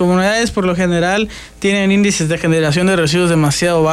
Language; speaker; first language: Spanish; native; Spanish